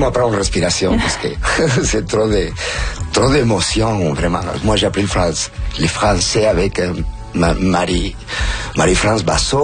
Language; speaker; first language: French; non-native, fluent; Spanish